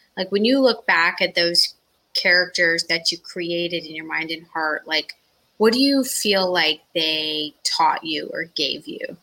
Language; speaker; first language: English; native; English